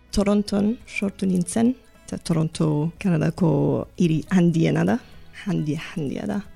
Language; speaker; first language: Basque; non-native, learner; English